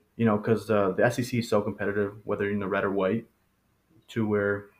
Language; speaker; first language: English; early bilingual, other home language; Spanish